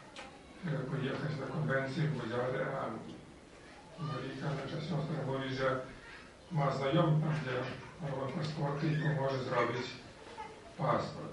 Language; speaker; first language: Polish; non-native, learner; Ukrainian